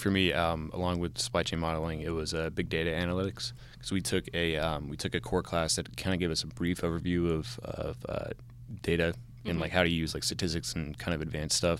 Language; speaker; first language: English; native; English